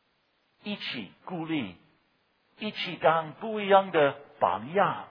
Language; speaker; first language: Chinese; non-native, fluent; English